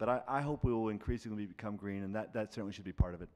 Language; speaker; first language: English; native; English